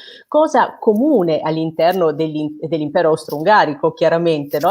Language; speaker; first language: Italian; native; Italian